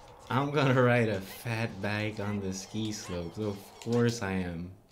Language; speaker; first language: English; non-native, fluent; French